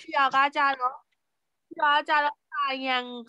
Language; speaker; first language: Korean; non-native, learner; Thai